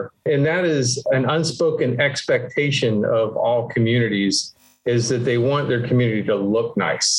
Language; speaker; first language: English; native; English